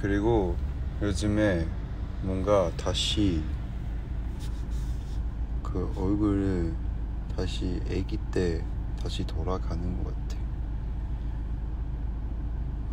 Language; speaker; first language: Korean; non-native, fluent; Cantonese